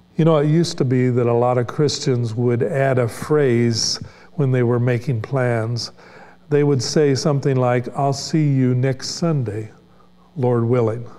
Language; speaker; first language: English; native; English